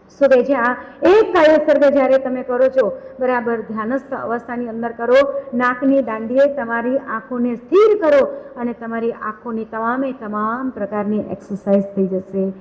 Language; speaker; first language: Gujarati; non-native, local second language; Kachhi